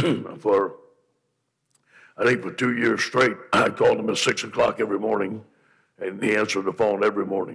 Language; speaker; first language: English; native; English